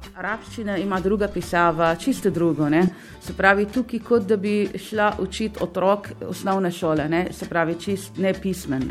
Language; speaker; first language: Slovenian; non-native, fluent; Arabic